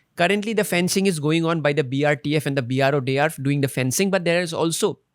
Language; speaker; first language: English; non-native, local second language; Assamese